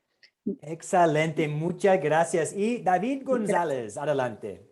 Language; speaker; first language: Spanish; non-native, fluent; English